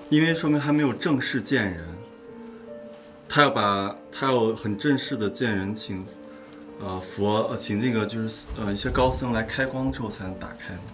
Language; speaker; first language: Chinese; native; Chinese